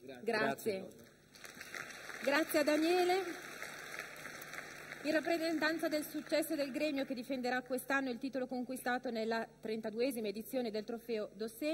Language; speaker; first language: Italian; native; Italian